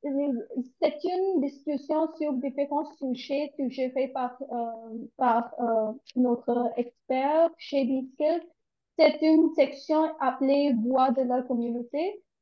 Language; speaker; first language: French; non-native, learner; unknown